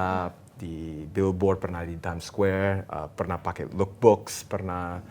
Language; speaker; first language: Indonesian; early bilingual, heritage; English